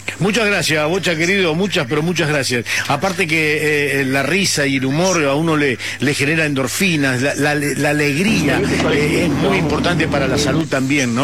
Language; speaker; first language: Spanish; native; Spanish